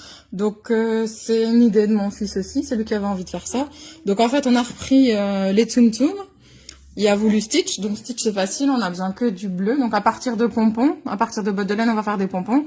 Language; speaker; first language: French; native; French